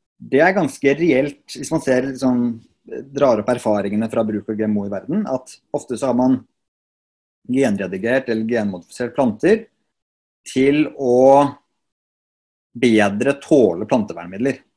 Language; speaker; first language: Norwegian; native; Norwegian